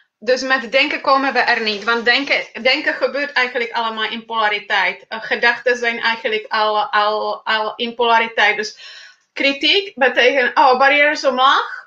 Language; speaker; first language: Dutch; non-native, fluent; Czech